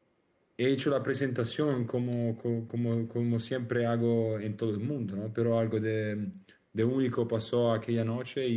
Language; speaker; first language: Spanish; non-native, learner; Italian